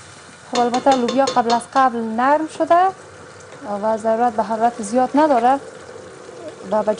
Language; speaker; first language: Persian; native; Persian